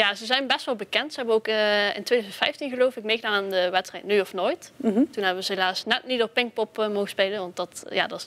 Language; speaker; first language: Dutch; native; Dutch